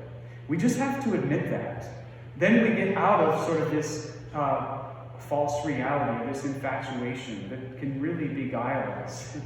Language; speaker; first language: English; native; English